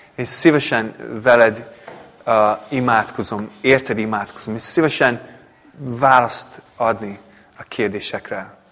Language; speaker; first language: Hungarian; non-native, fluent; English